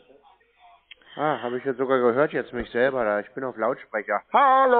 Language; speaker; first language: German; native; German